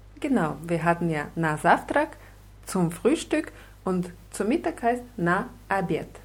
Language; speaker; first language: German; non-native, fluent; Russian